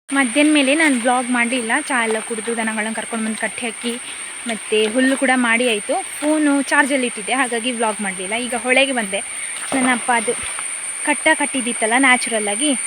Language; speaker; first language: Kannada; native; Kannada